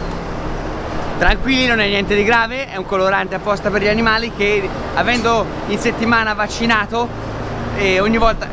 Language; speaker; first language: Italian; native; Italian